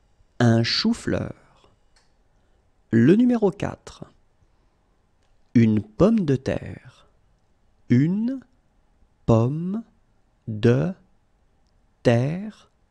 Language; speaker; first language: French; native; French